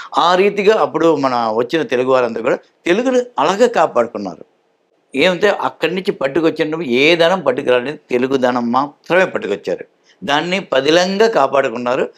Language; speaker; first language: Telugu; early bilingual, heritage; Telugu